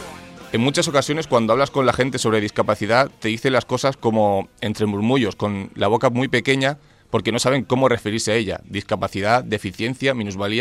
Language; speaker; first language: Spanish; native; Spanish